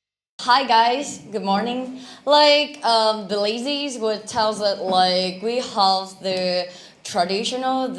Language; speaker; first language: English; non-native, learner; Vietnamese